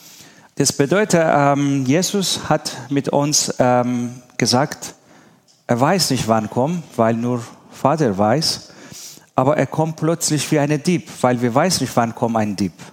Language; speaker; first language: German; non-native, learner; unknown